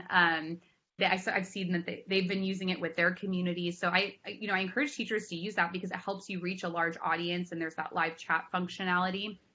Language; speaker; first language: English; native; English